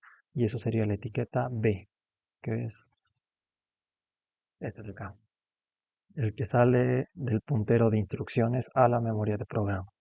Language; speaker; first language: Spanish; native; Spanish